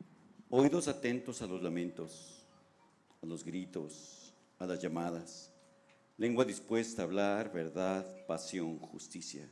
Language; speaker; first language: Spanish; native; Spanish